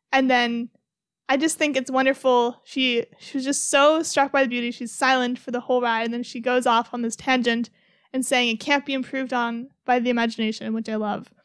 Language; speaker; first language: English; native; English